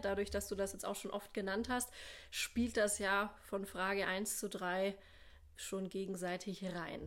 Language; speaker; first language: German; native; German